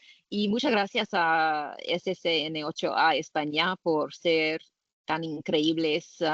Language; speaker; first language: Spanish; non-native, learner; English